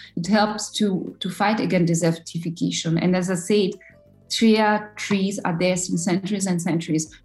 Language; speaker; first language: English; non-native, fluent; French